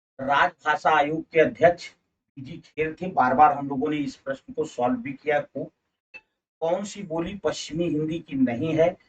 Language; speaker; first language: Hindi; native; Hindi